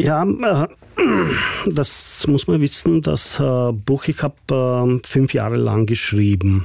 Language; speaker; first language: German; non-native, fluent; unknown